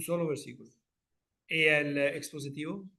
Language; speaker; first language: Spanish; non-native, fluent; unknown